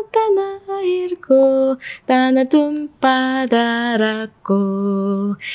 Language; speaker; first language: Indonesian; non-native, fluent; Korean